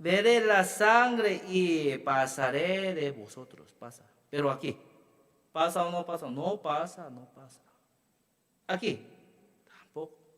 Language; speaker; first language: Spanish; non-native, learner; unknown